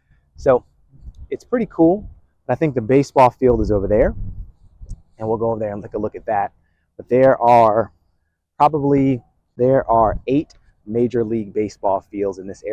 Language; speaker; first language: English; native; English